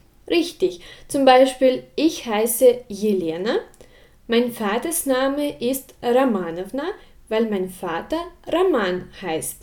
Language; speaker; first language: German; non-native, fluent; Russian